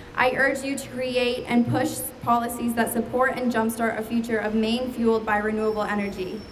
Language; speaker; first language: English; native; English